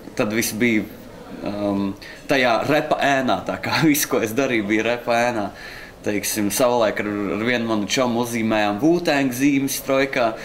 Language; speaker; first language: Latvian; native; Latvian